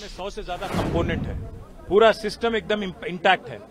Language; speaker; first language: Hindi; non-native, local second language; Telugu